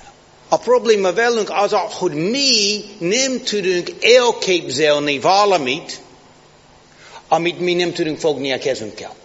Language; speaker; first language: Hungarian; non-native, fluent; English